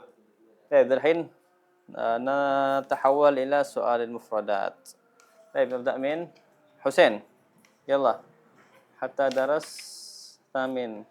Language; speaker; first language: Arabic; non-native, fluent; Indonesian